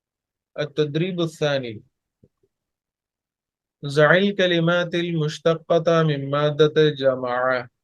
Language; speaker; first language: Arabic; non-native, fluent; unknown